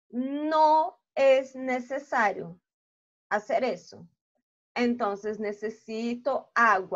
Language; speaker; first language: Spanish; non-native, fluent; Portuguese